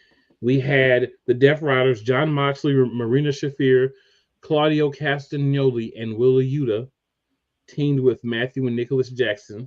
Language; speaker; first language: English; native; English